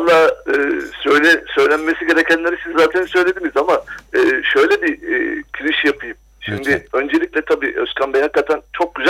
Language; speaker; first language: Turkish; native; Turkish